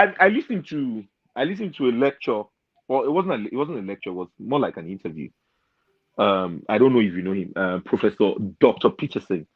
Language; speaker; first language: English; non-native, local second language; Yoruba